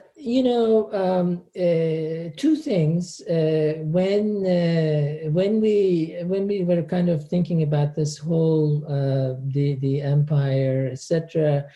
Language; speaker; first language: English; non-native, fluent; Turkish